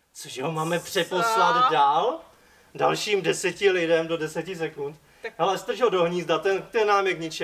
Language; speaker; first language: Czech; native; Czech